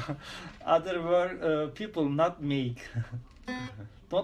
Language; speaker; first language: English; non-native, learner; Turkish